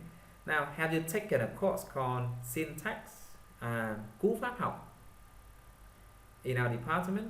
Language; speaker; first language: English; non-native, fluent; Vietnamese